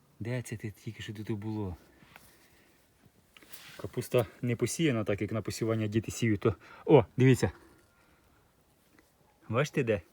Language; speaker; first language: Ukrainian; native; Ukrainian